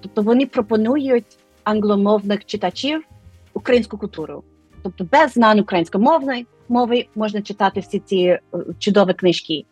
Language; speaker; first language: Ukrainian; non-native, fluent; English